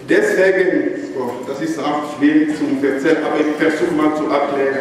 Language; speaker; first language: German; non-native, learner; Lingala